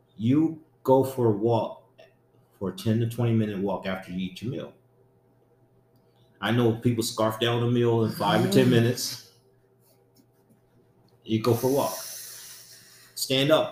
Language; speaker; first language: English; native; English